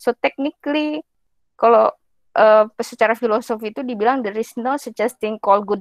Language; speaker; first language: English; non-native, fluent; Indonesian